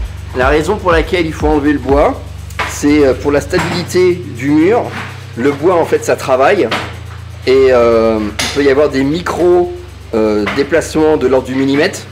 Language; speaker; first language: French; native; French